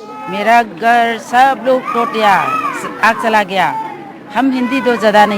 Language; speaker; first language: Hindi; non-native, local second language; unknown